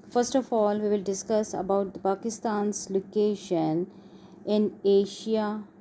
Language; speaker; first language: English; non-native, local second language; Urdu